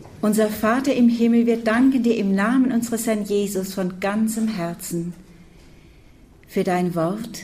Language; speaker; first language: German; native; German